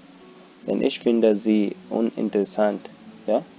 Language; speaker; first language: German; non-native, fluent; Hindi